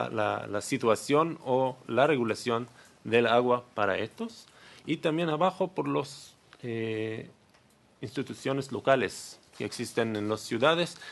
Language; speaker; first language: Spanish; non-native, learner; Hebrew